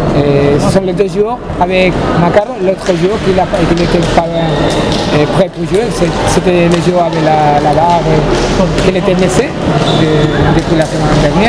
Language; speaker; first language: French; non-native, fluent; Spanish